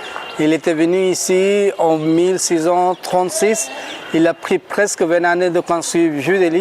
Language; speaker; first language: French; non-native, learner; Hindi